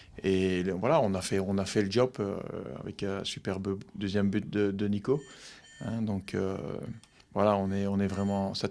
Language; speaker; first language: French; native; French